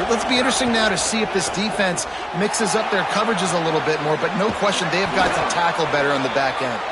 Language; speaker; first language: English; native; English